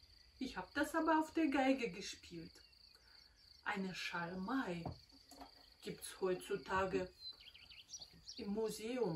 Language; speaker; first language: German; non-native, fluent; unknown